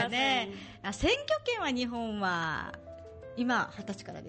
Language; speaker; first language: Japanese; native; Japanese